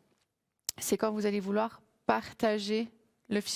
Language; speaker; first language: French; native; French